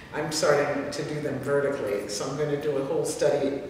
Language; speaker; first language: English; native; English